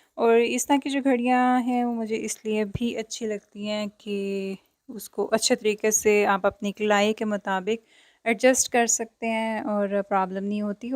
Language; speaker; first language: Urdu; native; Urdu